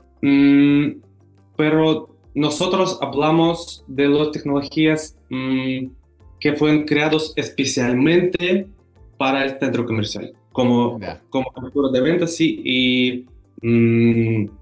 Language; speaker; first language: Spanish; non-native, learner; Russian